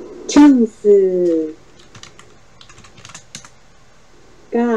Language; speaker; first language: Japanese; non-native, learner; Chinese